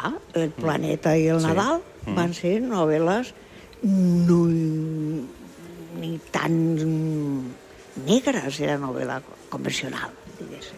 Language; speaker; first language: Catalan; non-native, local second language; Spanish